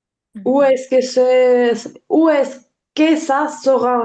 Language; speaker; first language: French; non-native, learner; Ukrainian